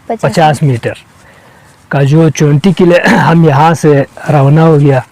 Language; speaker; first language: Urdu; non-native, local second language; Balti